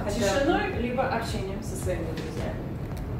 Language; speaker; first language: Russian; native; Russian